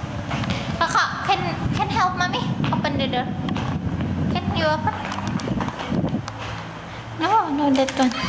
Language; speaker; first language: English; non-native, learner; Indonesian